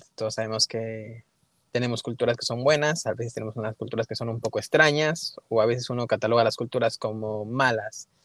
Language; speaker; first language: Spanish; early bilingual, heritage; Spanish